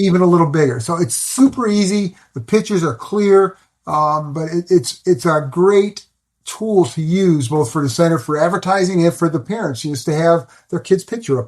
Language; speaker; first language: English; native; English